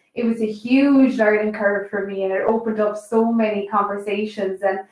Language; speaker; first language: English; native; English